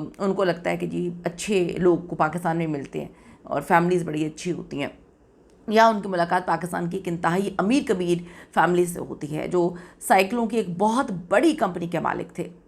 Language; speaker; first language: Urdu; native; Urdu